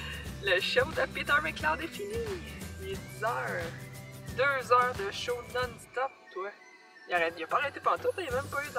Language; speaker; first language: French; native; French